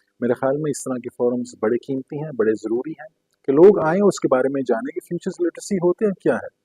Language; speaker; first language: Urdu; native; Urdu